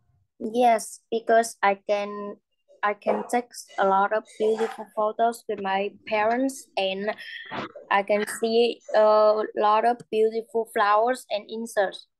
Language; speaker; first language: English; non-native, learner; Vietnamese